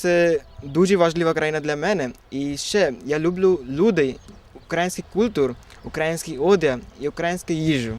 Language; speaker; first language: Ukrainian; non-native, learner; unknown